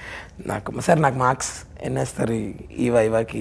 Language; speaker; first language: Telugu; native; Telugu